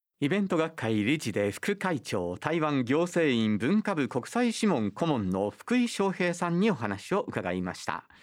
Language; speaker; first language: Japanese; native; Japanese